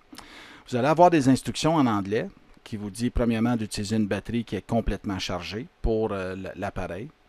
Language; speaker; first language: French; native; French